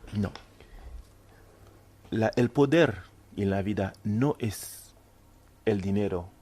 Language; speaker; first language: Spanish; non-native, fluent; Haitian Creole